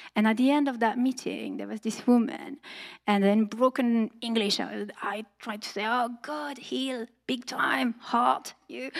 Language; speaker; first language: English; non-native, fluent; French